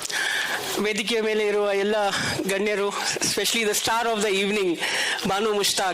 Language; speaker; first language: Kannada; non-native, local second language; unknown